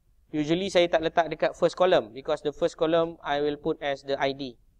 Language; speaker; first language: English; non-native, local second language; Malay